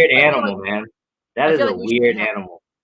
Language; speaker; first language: English; native; English